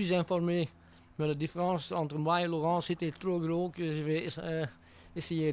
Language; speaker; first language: French; non-native, local second language; Dutch